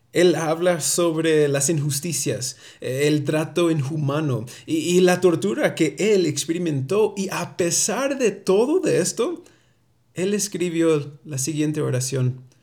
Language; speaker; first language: Spanish; early bilingual, heritage; Spanish